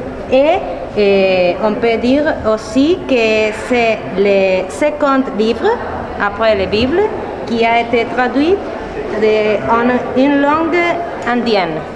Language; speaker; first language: French; non-native, learner; Spanish